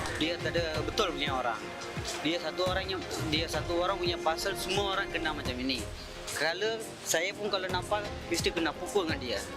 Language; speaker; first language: Malay; non-native, learner; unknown